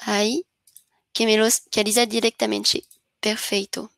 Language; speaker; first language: Spanish; non-native, learner; French